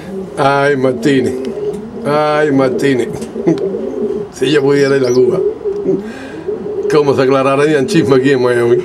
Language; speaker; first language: Spanish; native; Spanish